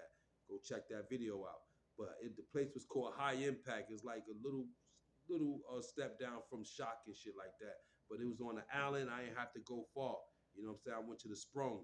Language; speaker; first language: English; native; English